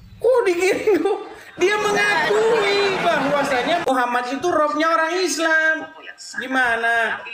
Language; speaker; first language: Indonesian; non-native, local second language; Madurese